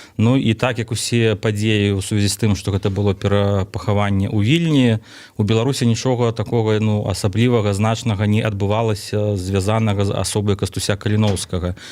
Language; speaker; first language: Belarusian; non-native, local second language; Russian